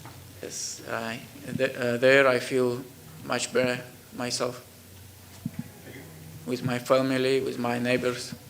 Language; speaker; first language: English; non-native, learner; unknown